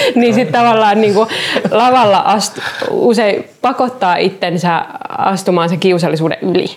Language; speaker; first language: Finnish; native; Finnish